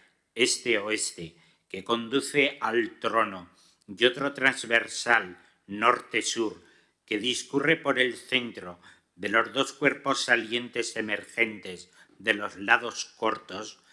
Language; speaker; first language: Spanish; native; Spanish